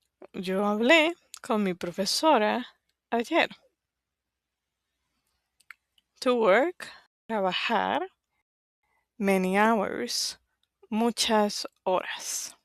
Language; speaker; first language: Spanish; non-native, fluent; English